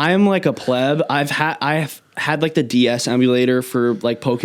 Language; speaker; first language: English; native; English